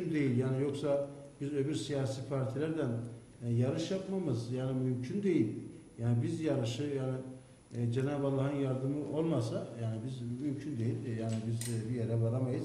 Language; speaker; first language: Turkish; native; Turkish